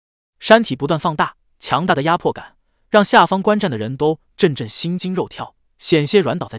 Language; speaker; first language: Chinese; native; Chinese